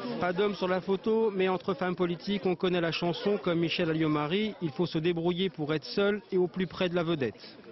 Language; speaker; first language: French; native; French